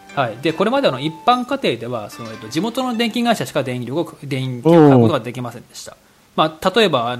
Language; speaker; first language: Japanese; native; Japanese